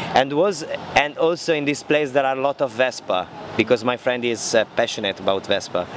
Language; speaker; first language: English; non-native, learner; Italian